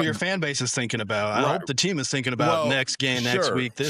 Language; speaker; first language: English; native; English